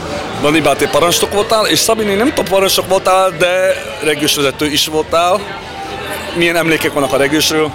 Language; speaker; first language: Hungarian; early bilingual, heritage; Hungarian